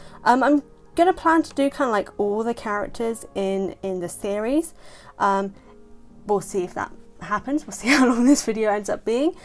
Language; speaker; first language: English; native; English